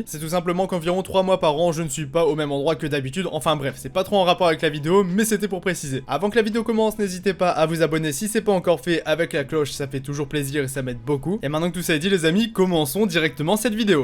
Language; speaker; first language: French; native; French